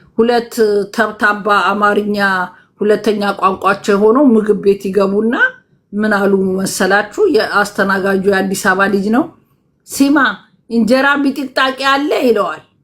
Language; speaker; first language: Amharic; native; Amharic